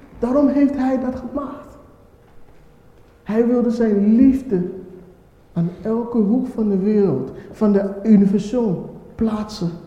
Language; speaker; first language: Dutch; non-native, fluent; Akan